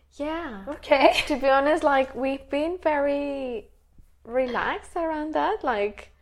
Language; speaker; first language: English; non-native, fluent; Spanish